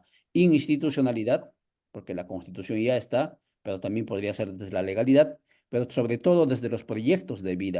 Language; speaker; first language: Spanish; native; Spanish